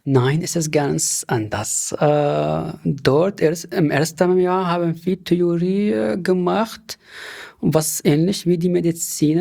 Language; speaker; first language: German; non-native, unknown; Arabic